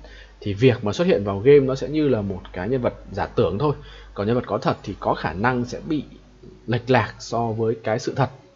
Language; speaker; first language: Vietnamese; native; Vietnamese